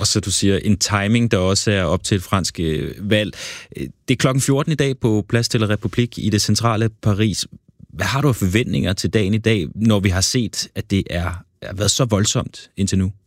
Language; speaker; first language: Danish; native; Danish